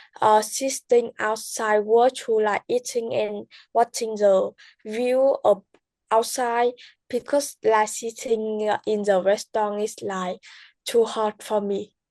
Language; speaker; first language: English; non-native, learner; Vietnamese